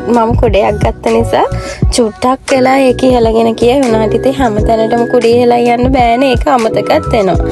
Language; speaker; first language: Sinhala; native; Sinhala